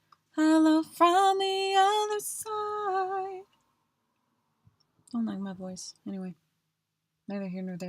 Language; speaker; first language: English; native; English